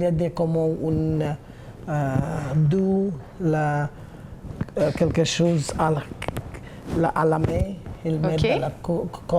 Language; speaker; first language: French; non-native, learner; Bangla